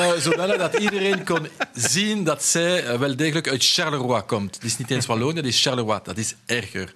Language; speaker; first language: Dutch; non-native, local second language; French